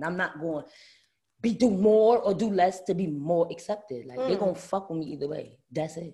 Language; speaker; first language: English; native; English